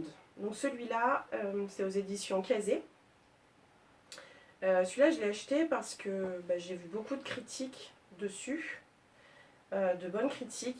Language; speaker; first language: French; native; French